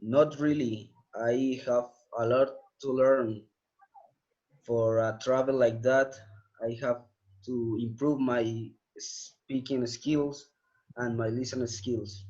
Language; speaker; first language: English; non-native, learner; Spanish